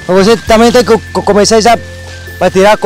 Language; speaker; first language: Portuguese; non-native, learner; Vietnamese